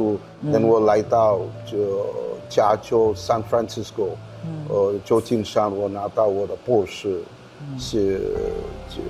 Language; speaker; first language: Chinese; non-native, fluent; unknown